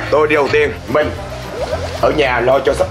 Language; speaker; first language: Vietnamese; native; Vietnamese